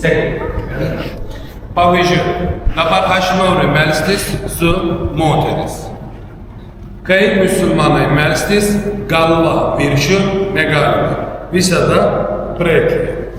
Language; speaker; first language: Lithuanian; non-native, learner; Turkish